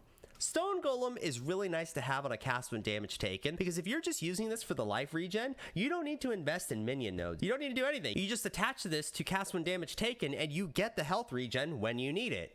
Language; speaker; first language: English; native; English